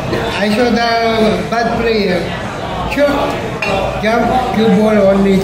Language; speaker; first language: English; non-native, learner; Filipino